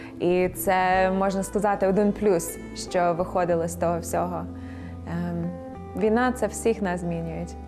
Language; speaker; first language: Ukrainian; non-native, fluent; English